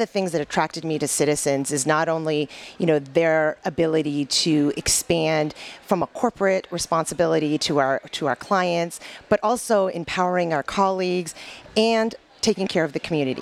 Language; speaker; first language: English; native; English